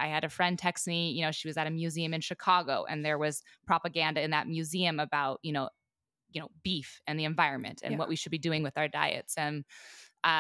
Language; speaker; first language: English; native; English